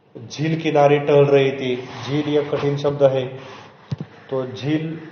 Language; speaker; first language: Hindi; non-native, local second language; Marathi